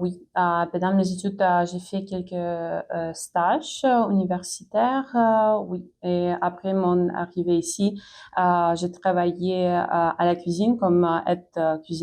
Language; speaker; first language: French; non-native, fluent; Ukrainian